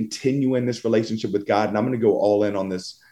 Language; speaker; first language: English; native; English